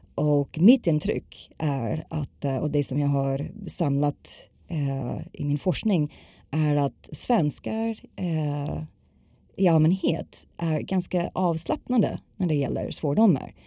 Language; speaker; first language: Swedish; non-native, fluent; English